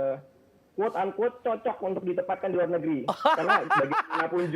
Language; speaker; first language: Indonesian; native; Indonesian